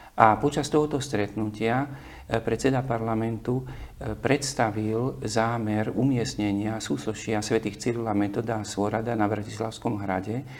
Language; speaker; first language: Slovak; native; Slovak